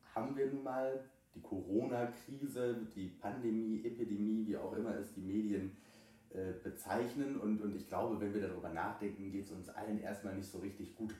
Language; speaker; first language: German; native; German